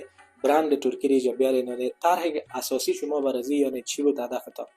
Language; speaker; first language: Persian; native; Persian